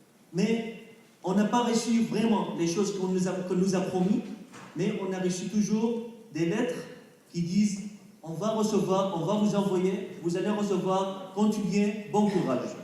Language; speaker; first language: French; non-native, fluent; Arabic